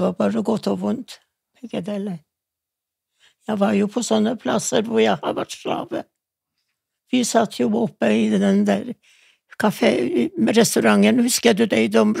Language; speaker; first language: Norwegian; non-native, fluent; Yiddish